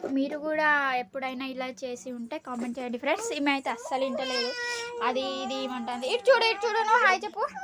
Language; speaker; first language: Telugu; non-native, local second language; Marathi